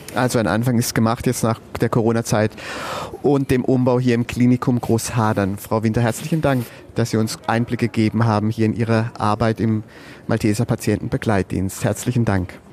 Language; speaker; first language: German; native; German